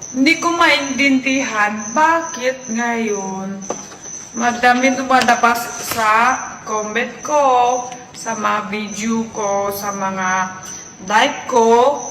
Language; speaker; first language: Filipino; non-native, learner; Chinese